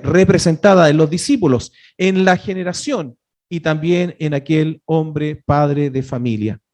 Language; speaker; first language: Spanish; native; Spanish